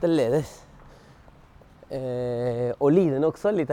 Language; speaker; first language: Norwegian; non-native, fluent; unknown